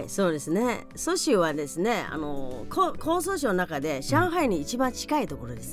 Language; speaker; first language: Japanese; non-native, fluent; Chinese